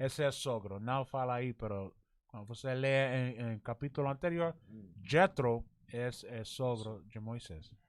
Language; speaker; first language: Portuguese; non-native, learner; English